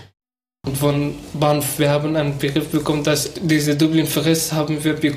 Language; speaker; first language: German; non-native, learner; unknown